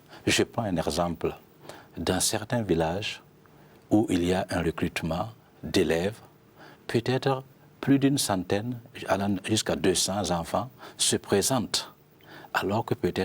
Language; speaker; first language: French; non-native, local second language; Mossi